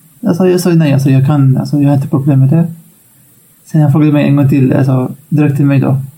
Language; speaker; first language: Swedish; non-native, fluent; Arabic